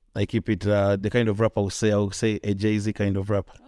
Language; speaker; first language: English; non-native, local second language; Ganda